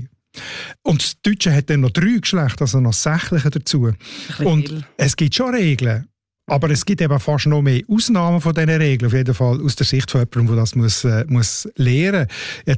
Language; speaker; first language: German; native; German